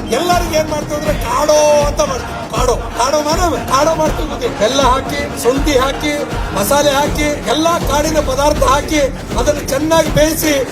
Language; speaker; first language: Kannada; non-native, local second language; Lambadi